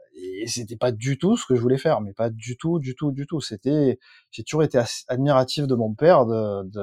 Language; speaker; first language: French; native; French